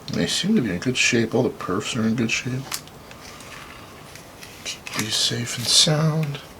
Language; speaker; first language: English; native; English